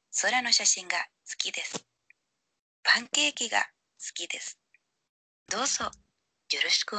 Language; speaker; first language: Japanese; non-native, learner; Spanish